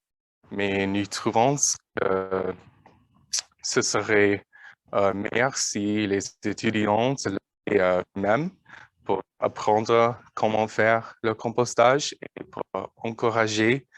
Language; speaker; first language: French; non-native, learner; English